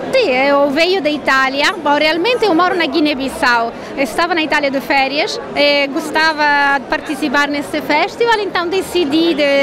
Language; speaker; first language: Portuguese; non-native, fluent; Italian